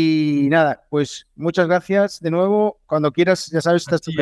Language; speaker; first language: Spanish; native; Spanish